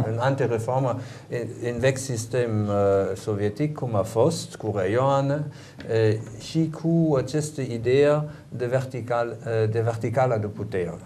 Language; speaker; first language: Romanian; non-native, learner; German